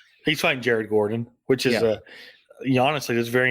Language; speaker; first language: English; native; English